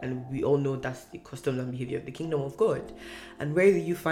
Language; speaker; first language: English; non-native, local second language; Hausa